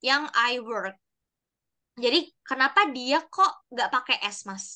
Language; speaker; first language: Indonesian; native; Indonesian